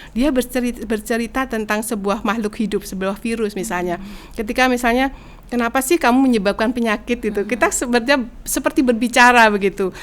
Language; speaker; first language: Indonesian; native; Indonesian